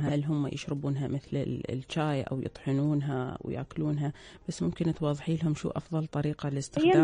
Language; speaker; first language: Arabic; native; Arabic